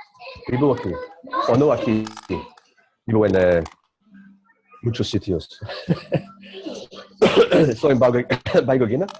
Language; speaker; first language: Spanish; non-native, learner; English